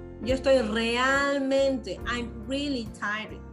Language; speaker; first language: English; non-native, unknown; Spanish